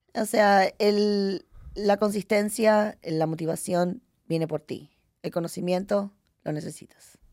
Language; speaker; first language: Spanish; native; Spanish